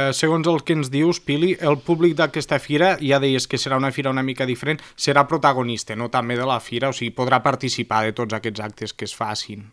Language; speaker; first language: Catalan; native; Catalan